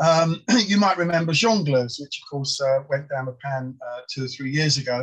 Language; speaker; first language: English; non-native, local second language; Polish